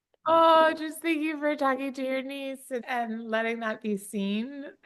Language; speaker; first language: English; native; English